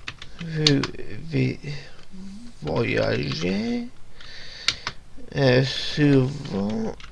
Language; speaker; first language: French; non-native, learner; English